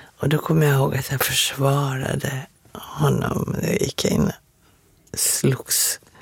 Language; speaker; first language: Swedish; native; Swedish